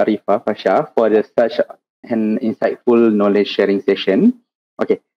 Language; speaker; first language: English; non-native, local second language; Malay